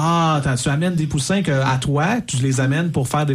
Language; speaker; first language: French; native; French